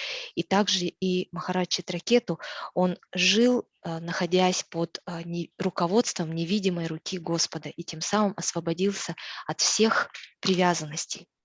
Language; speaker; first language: Russian; native; Russian